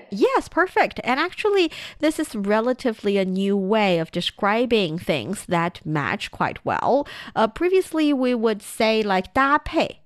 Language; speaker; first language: English; non-native, fluent; Chinese